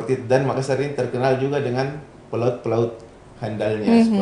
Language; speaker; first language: Indonesian; native; Indonesian